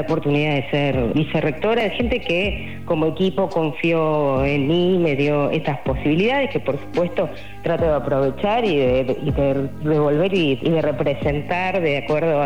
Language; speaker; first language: Spanish; native; Spanish